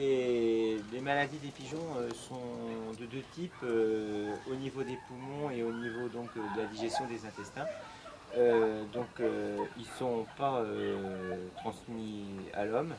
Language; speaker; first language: French; native; French